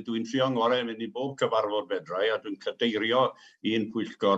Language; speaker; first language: Welsh; native; Welsh